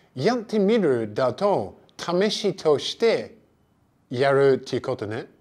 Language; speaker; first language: Japanese; non-native, fluent; English